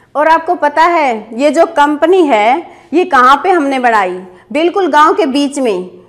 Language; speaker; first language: Hindi; native; Hindi